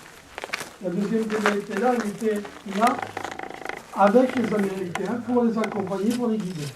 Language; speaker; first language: French; native; French